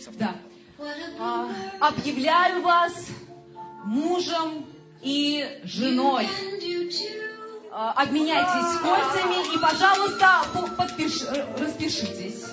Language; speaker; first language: Russian; native; Russian